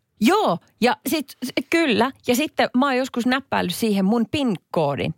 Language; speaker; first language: Finnish; native; Finnish